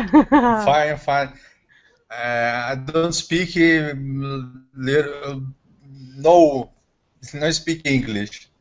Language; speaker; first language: English; non-native, learner; Portuguese